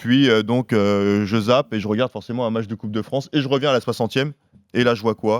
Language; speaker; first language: French; native; French